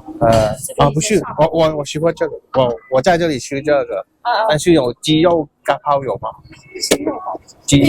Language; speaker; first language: Chinese; non-native, learner; Thai